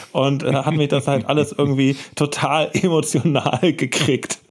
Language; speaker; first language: German; native; German